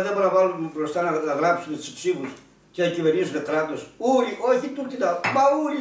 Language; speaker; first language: Greek; native; Greek